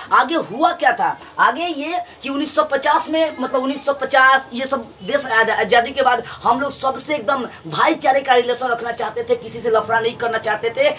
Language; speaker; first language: Hindi; native; Hindi